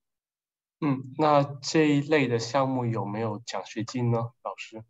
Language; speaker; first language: Chinese; non-native, fluent; Vietnamese